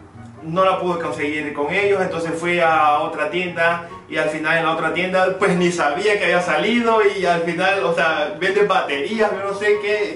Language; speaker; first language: Spanish; early bilingual, other home language; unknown